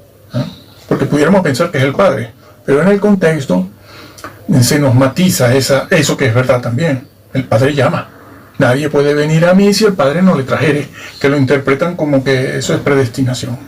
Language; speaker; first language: Spanish; native; Spanish